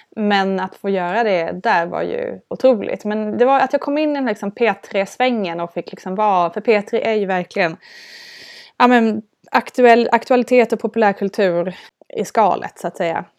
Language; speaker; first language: Swedish; native; Swedish